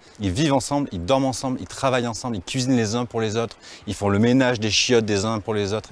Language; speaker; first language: French; native; French